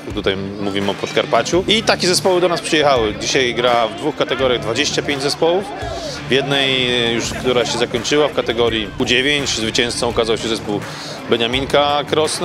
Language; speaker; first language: Polish; native; Polish